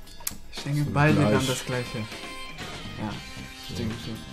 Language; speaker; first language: German; non-native, learner; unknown